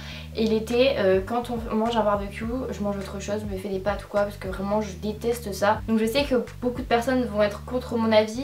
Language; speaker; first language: French; native; French